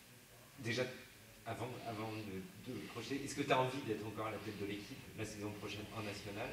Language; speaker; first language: French; native; French